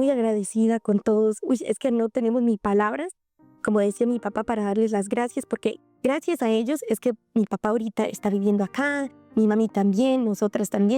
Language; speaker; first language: Spanish; native; Spanish